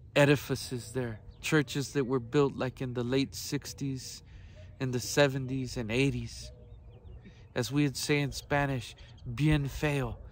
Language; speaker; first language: English; native; English